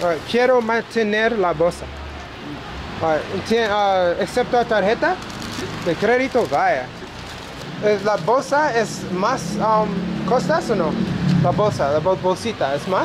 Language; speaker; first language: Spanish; non-native, learner; English